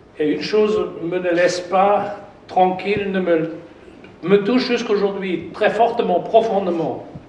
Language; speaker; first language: French; non-native, fluent; German